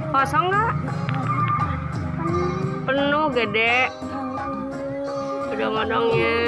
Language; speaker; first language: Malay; non-native, local second language; Sundanese